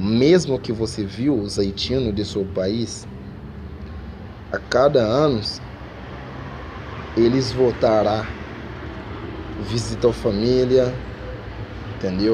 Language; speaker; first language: Portuguese; non-native, learner; Haitian Creole